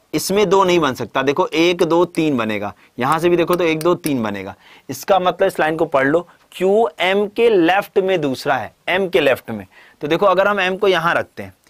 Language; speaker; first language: Hindi; native; Hindi